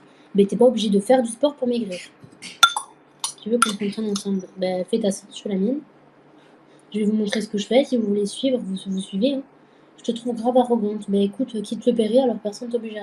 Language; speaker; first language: French; native; French